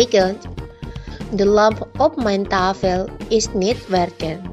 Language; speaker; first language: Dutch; non-native, fluent; Indonesian